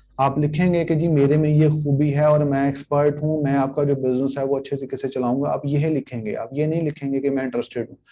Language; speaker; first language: Urdu; native; Urdu